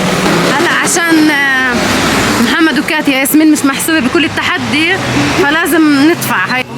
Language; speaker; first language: Arabic; native; Arabic